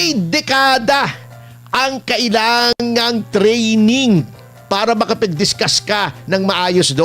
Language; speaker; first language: Filipino; native; Filipino